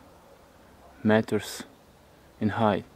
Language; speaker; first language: English; non-native, learner; Russian